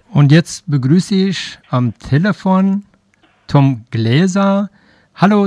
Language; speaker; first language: German; non-native, learner; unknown